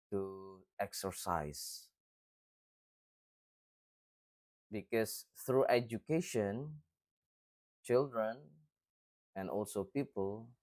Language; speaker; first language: English; non-native, fluent; Indonesian